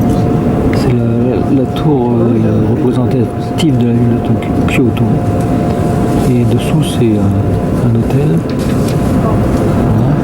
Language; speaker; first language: French; native; French